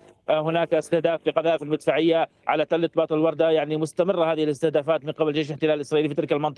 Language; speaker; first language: Arabic; native; Arabic